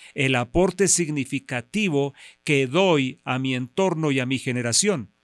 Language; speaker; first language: Spanish; native; Spanish